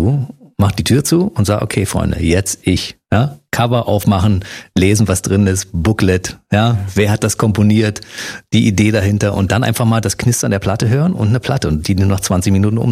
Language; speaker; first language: German; native; German